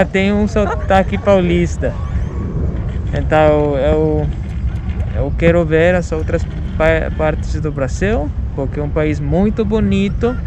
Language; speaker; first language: Portuguese; non-native, fluent; Spanish